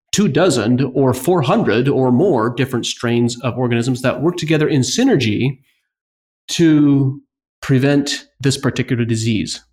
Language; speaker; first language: English; native; English